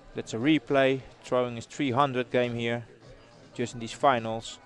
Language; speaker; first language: English; non-native, fluent; Dutch